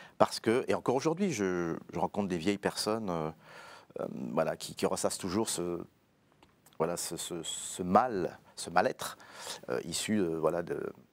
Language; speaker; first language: French; native; French